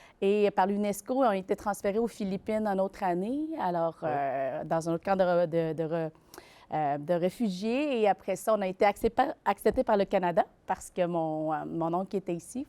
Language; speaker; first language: French; early bilingual, other home language; Vietnamese